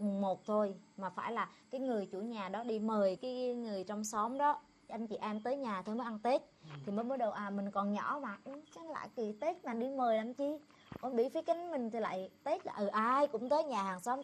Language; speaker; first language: Vietnamese; non-native, local second language; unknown